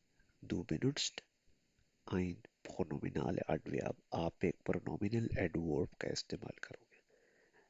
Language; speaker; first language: German; non-native, learner; Urdu